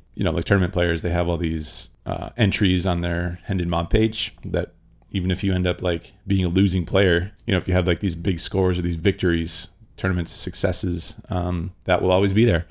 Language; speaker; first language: English; native; English